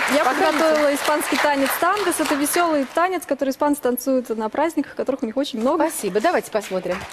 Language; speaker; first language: Russian; native; Russian